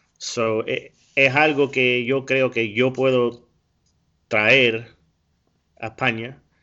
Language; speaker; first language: Spanish; early bilingual, heritage; Spanish